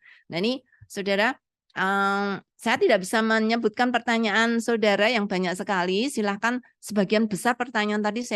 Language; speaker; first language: Indonesian; native; Indonesian